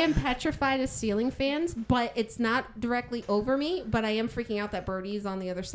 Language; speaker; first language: English; native; English